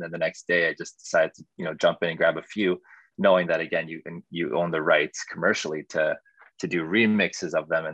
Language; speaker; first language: English; native; English